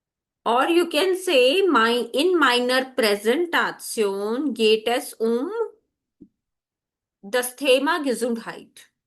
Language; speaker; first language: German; non-native, fluent; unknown